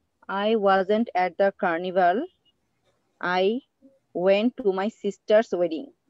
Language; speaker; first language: English; non-native, learner; Bangla